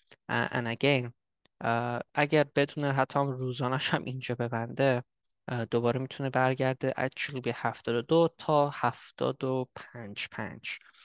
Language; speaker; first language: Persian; early bilingual, heritage; Persian